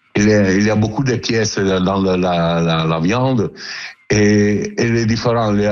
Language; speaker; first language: French; non-native, fluent; Italian